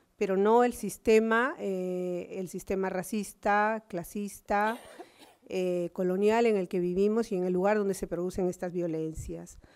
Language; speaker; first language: Spanish; native; Spanish